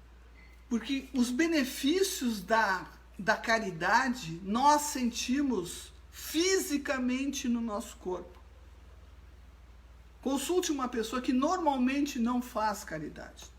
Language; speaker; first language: Portuguese; native; Portuguese